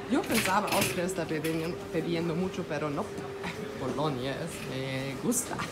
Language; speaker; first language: Spanish; non-native, learner; German